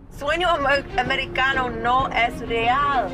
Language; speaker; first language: Spanish; non-native, learner; English